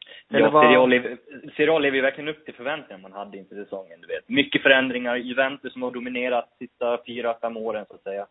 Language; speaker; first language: Swedish; native; Swedish